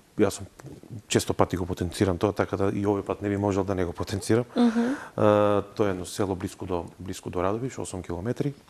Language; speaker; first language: Macedonian; native; Macedonian